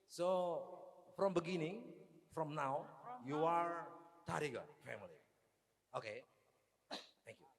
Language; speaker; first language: English; non-native, learner; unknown